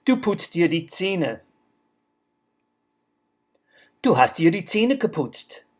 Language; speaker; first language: German; non-native, fluent; English